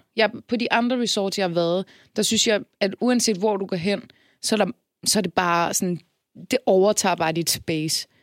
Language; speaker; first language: Danish; early bilingual, other home language; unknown